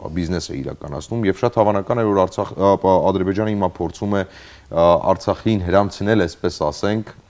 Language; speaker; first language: Armenian; native; Armenian